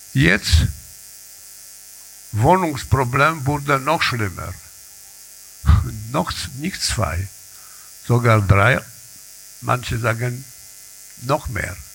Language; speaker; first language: German; non-native, learner; Polish